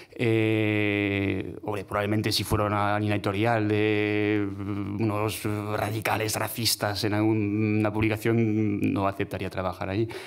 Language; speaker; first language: Spanish; non-native, fluent; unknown